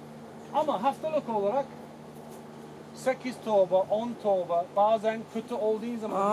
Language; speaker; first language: Turkish; non-native, fluent; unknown